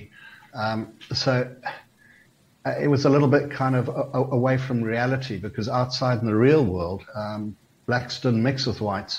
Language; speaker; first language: English; native; English